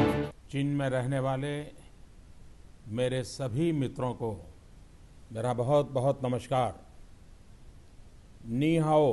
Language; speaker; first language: Hindi; non-native, local second language; Gujarati